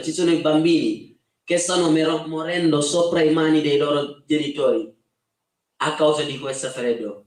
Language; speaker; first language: Italian; non-native, fluent; Wolof